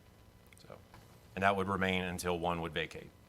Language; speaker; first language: English; native; English